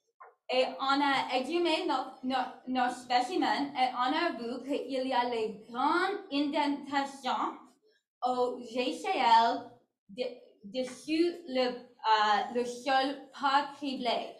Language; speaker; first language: French; non-native, learner; English